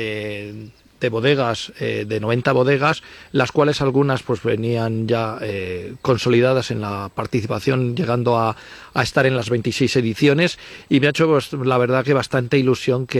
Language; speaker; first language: Spanish; native; Spanish